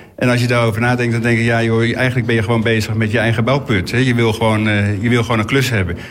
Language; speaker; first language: Dutch; native; Dutch